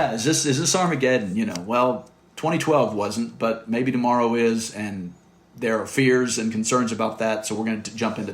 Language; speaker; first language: English; native; English